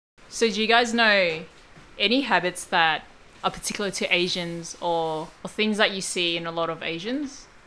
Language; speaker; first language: English; early bilingual, other home language; Cantonese